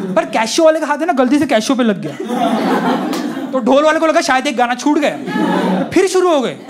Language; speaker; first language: Hindi; non-native, local second language; Gujarati